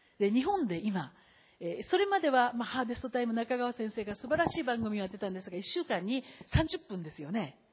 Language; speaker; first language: Japanese; native; Japanese